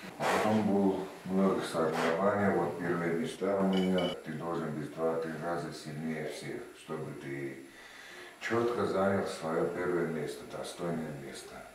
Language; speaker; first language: Russian; non-native, local second language; Armenian